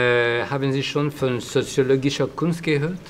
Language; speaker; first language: German; non-native, fluent; French